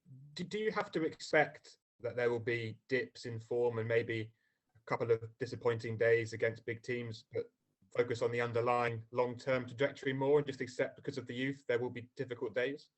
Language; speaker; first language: English; native; English